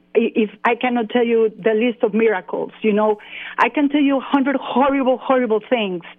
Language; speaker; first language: English; non-native, fluent; Spanish